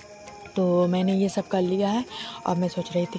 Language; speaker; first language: Hindi; native; Hindi